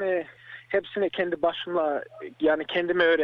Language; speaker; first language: Turkish; early bilingual, heritage; Turkish